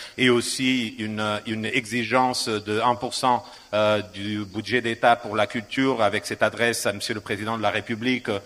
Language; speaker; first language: French; non-native, fluent; Portuguese